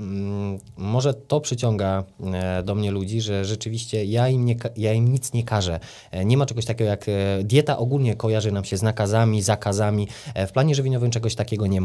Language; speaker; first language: Polish; native; Polish